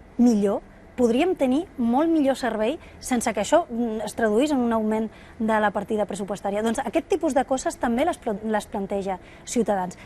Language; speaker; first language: Catalan; non-native, local second language; Spanish